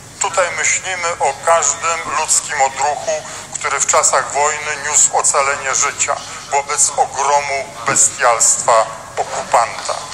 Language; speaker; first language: Polish; native; Polish